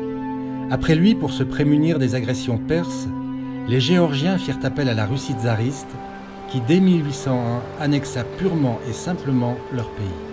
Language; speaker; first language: French; native; French